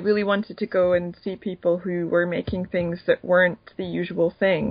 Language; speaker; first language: English; native; English